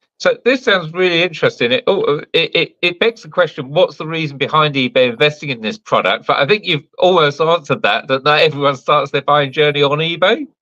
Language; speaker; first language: English; native; English